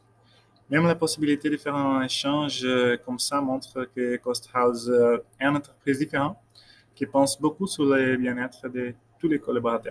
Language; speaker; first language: French; non-native, fluent; Portuguese